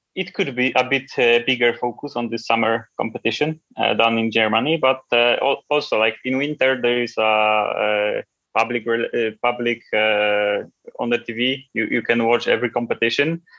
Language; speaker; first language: English; non-native, fluent; Polish